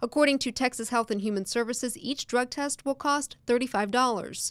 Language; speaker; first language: English; native; English